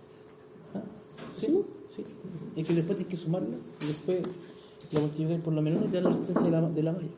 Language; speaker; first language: Spanish; native; Spanish